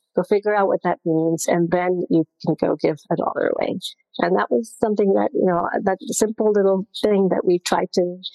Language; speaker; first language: English; non-native, local second language; Gujarati